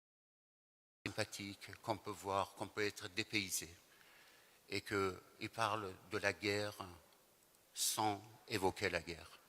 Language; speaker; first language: French; non-native, fluent; Persian